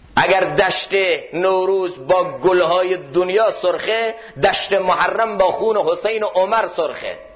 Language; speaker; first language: Persian; native; Persian